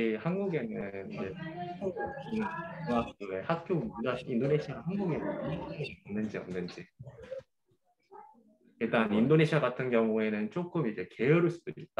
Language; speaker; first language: Korean; early bilingual, heritage; Korean